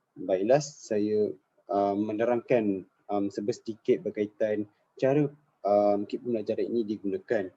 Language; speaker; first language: Malay; native; Malay